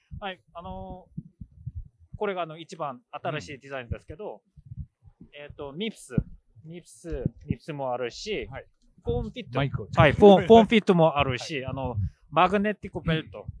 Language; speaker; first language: Japanese; non-native, learner; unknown